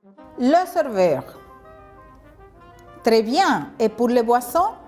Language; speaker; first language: French; non-native, fluent; Spanish